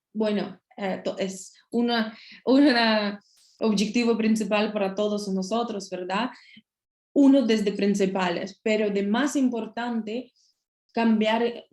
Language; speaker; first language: Spanish; non-native, learner; Russian